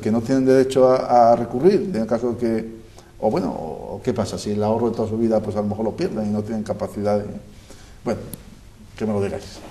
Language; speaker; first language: Spanish; native; Spanish